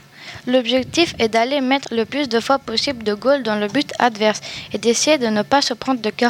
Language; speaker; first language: French; native; French